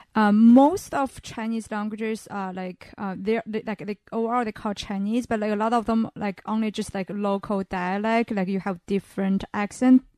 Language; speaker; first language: English; non-native, fluent; Chinese